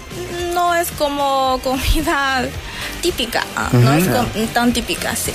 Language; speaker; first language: Spanish; non-native, learner; Chinese